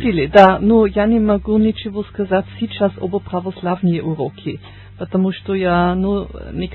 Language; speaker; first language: Russian; non-native, learner; German